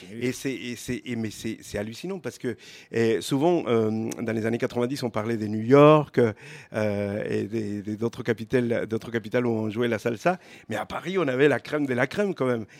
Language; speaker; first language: French; non-native, fluent; Spanish